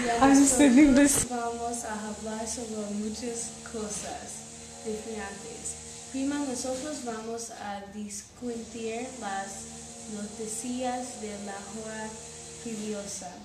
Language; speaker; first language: Spanish; non-native, learner; English